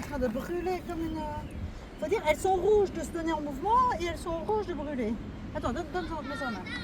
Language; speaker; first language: French; native; French